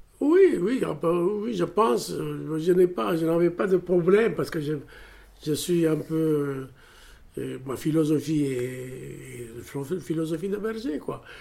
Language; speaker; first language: French; non-native, fluent; Amharic